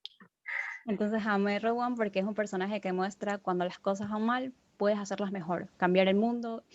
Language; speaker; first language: Spanish; native; Spanish